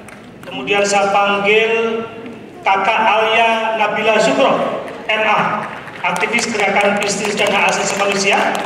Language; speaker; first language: Indonesian; native; Indonesian